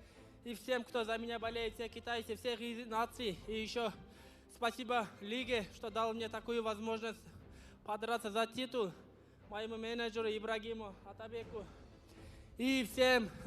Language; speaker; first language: Russian; non-native, fluent; Kyrgyz